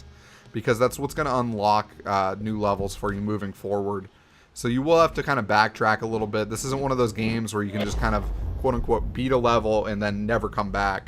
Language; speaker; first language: English; native; English